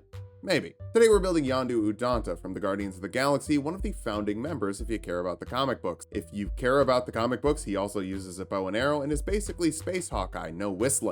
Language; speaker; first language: English; native; English